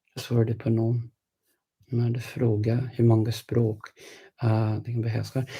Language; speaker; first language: Swedish; non-native, fluent; English